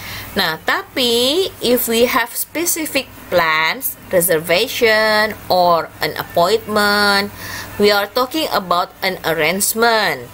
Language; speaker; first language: English; non-native, learner; Indonesian